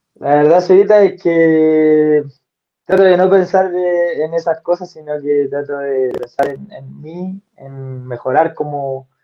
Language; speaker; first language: Spanish; native; Spanish